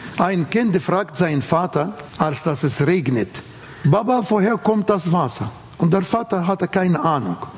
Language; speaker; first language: German; non-native, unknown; Arabic